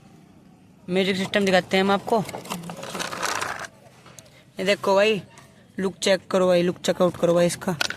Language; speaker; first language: Hindi; native; Hindi